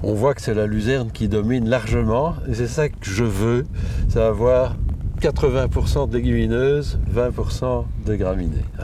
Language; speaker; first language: French; native; French